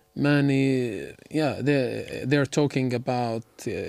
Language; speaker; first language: English; non-native, learner; Arabic